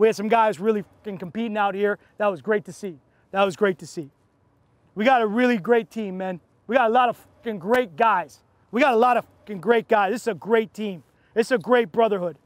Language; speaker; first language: English; native; English